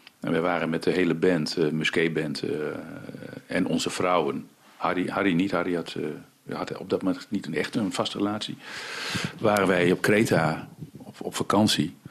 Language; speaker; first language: Dutch; early bilingual, other home language; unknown